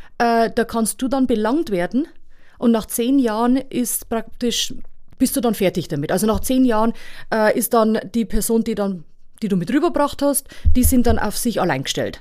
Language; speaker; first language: German; native; German